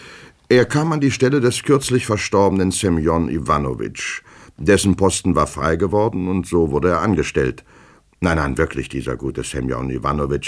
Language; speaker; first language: German; native; German